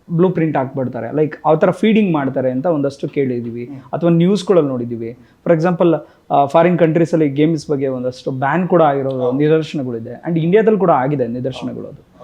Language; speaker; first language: Kannada; native; Kannada